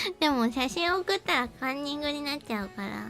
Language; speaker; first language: Japanese; native; Japanese